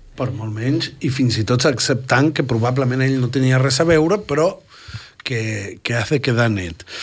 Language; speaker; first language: Catalan; non-native, fluent; Spanish